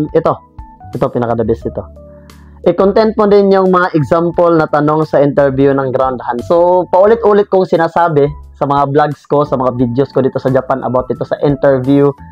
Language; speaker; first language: Filipino; native; Filipino